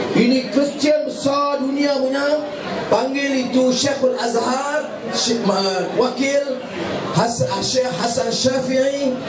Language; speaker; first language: Malay; native; Malay